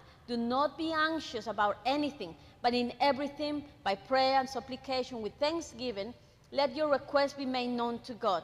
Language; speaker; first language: English; non-native, fluent; Spanish